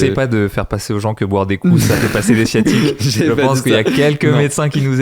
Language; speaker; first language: French; native; French